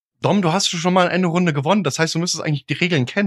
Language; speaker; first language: German; native; German